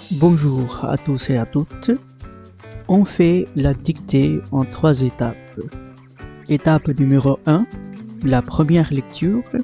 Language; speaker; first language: French; non-native, fluent; Marathi